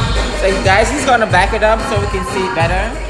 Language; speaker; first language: English; native; English